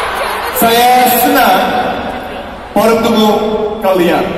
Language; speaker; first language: Indonesian; non-native, learner; Korean